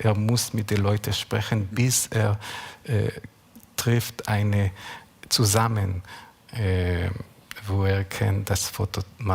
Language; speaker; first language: German; non-native, learner; Hebrew